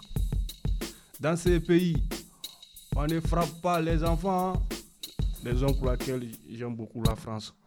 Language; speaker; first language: French; non-native, learner; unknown